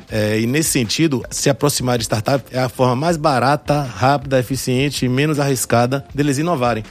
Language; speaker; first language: Portuguese; early bilingual, other home language; French